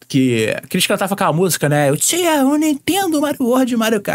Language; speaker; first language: Portuguese; native; Portuguese